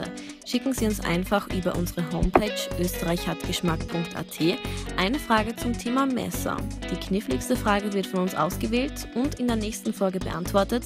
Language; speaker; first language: German; native; German